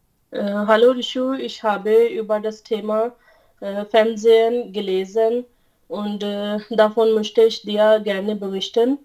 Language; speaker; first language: German; non-native, learner; Urdu